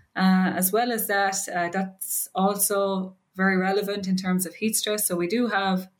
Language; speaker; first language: English; native; English